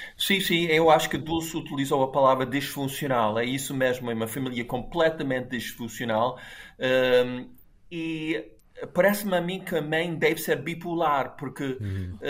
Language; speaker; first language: Portuguese; non-native, fluent; English